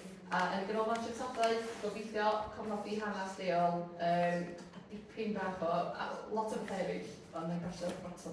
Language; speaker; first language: Welsh; native; Welsh